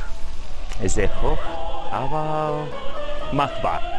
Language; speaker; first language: German; non-native, learner; Romanian